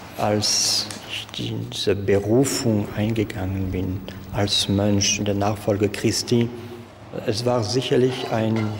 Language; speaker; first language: German; non-native, local second language; French